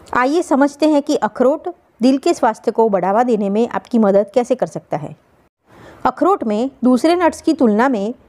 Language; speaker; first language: Hindi; non-native, local second language; Gujarati